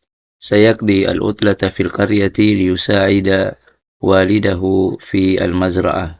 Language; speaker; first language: Arabic; non-native, fluent; Indonesian